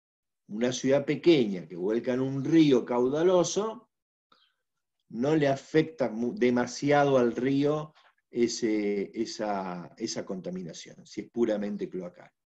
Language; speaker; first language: Spanish; native; Spanish